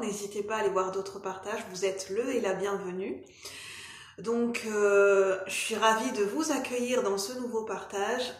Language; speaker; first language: French; native; French